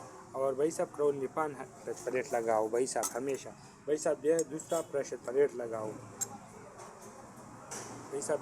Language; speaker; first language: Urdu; non-native, local second language; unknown